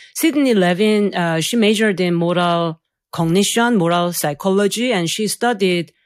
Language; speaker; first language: English; non-native, fluent; Korean